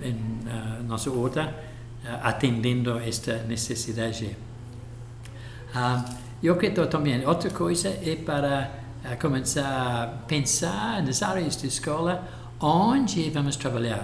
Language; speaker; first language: Portuguese; non-native, local second language; English